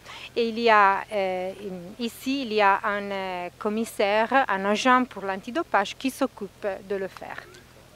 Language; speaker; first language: French; non-native, fluent; Italian